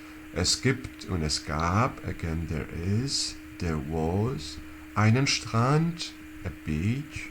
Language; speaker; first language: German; non-native, fluent; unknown